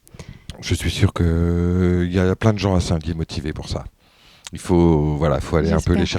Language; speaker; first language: French; native; French